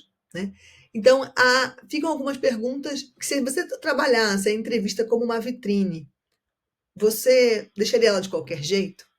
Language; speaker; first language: Portuguese; native; Portuguese